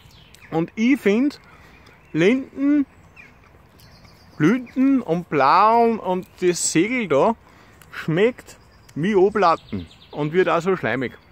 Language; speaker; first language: German; native; German